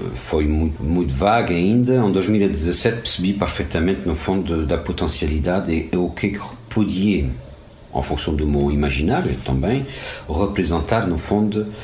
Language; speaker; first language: Portuguese; non-native, fluent; French